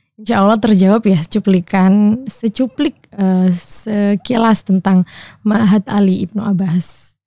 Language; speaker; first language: Indonesian; native; Indonesian